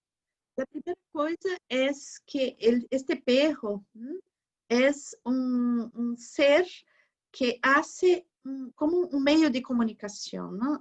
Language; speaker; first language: Spanish; non-native, learner; Portuguese